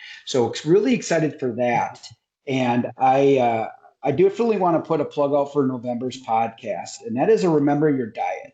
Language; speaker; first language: English; native; English